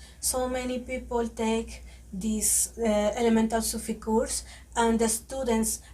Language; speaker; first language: English; non-native, learner; Spanish